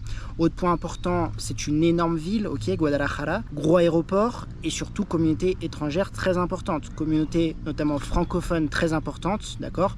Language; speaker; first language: French; native; French